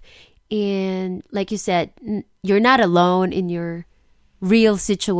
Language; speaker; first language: English; non-native, local second language; Filipino